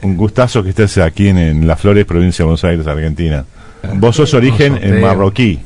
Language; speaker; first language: Spanish; native; Spanish